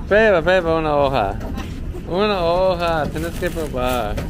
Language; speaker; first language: Spanish; non-native, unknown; English